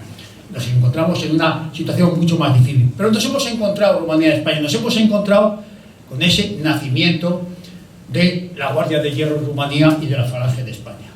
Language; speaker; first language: Spanish; native; Spanish